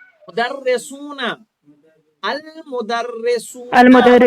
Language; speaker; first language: Arabic; non-native, fluent; Urdu